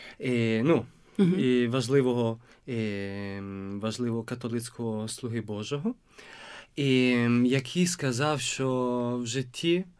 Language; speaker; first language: Ukrainian; non-native, fluent; Italian